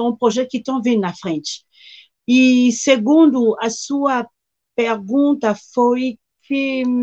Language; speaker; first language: Portuguese; non-native, fluent; Lingala